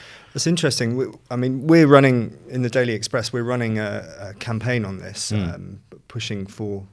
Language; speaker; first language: English; native; English